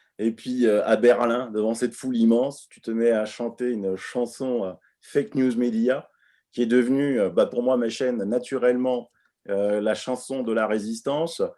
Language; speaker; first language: French; native; French